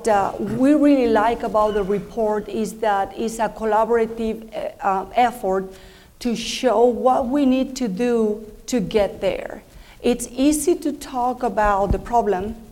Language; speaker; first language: English; non-native, fluent; Spanish